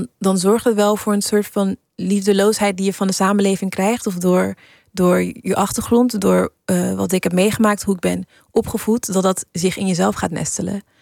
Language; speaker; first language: Dutch; early bilingual, other home language; English